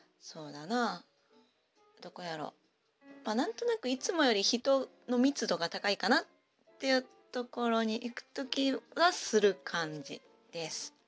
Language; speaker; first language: Japanese; native; Japanese